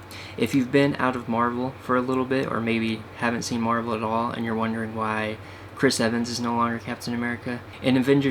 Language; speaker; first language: English; native; English